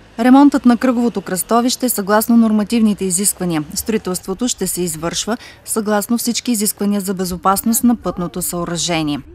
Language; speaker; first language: Bulgarian; native; Bulgarian